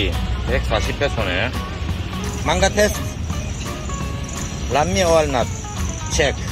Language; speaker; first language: Korean; native; Korean